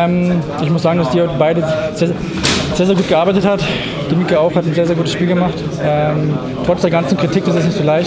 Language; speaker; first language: German; native; German